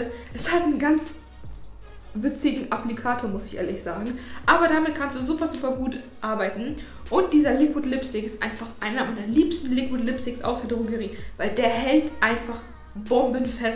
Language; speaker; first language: German; native; German